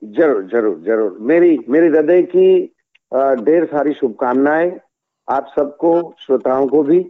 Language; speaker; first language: Hindi; non-native, local second language; Gujarati